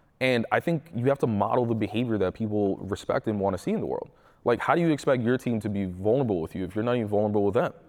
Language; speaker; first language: English; early bilingual, other home language; Spanish